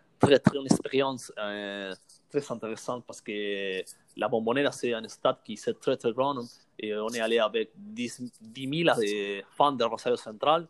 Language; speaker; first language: French; non-native, learner; Spanish